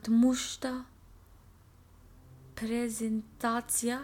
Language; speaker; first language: Russian; non-native, learner; English